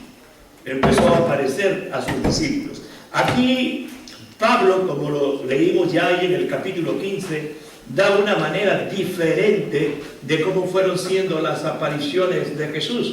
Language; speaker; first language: Spanish; native; Spanish